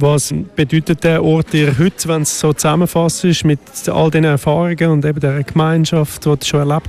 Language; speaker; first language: German; native; German